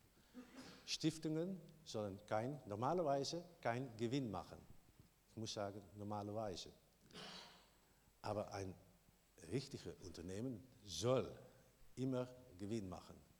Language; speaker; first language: German; non-native, learner; Dutch